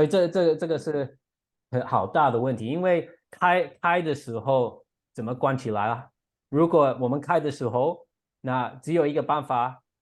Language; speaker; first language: Chinese; non-native, fluent; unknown